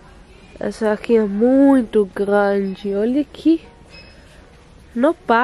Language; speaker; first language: Portuguese; non-native, learner; Dutch